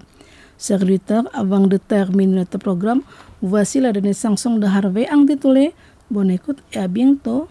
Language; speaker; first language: French; non-native, fluent; Indonesian